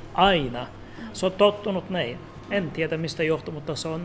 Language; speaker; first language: Finnish; non-native, learner; Turkish